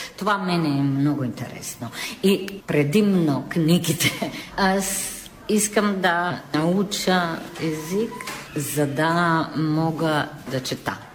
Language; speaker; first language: Bulgarian; non-native, learner; Italian